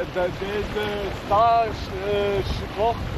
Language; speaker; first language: German; native; German